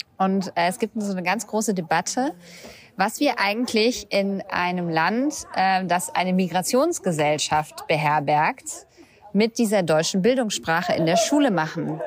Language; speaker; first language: German; native; German